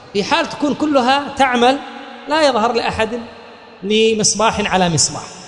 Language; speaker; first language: Arabic; native; Arabic